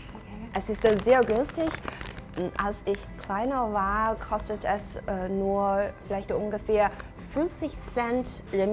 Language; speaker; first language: German; non-native, fluent; Chinese